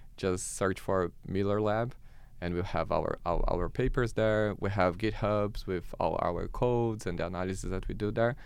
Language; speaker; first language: English; non-native, fluent; Portuguese